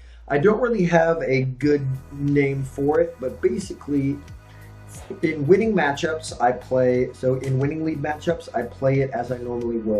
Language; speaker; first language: English; native; English